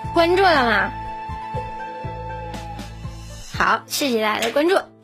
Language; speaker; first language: Chinese; native; Chinese